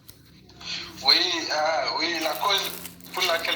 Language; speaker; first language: French; non-native, local second language; Bambara